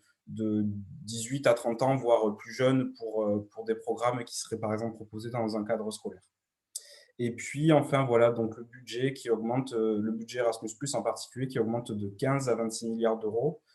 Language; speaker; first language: French; native; French